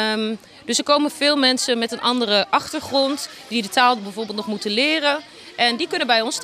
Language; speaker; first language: Dutch; native; Dutch